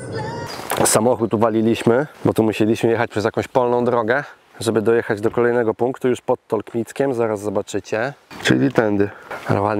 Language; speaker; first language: Polish; native; Polish